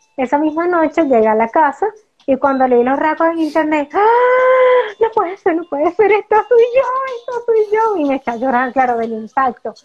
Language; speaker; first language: Spanish; native; Spanish